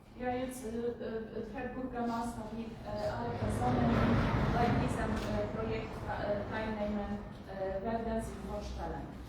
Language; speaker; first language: German; non-native, learner; Polish